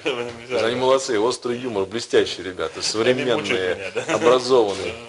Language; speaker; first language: Russian; native; Russian